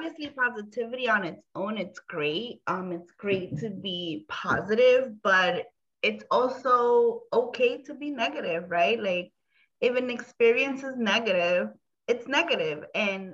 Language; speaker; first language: English; native; English